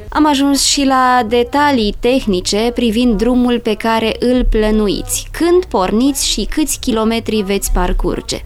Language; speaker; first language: Romanian; native; Romanian